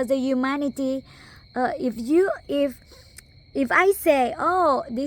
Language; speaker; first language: English; non-native, local second language; Spanish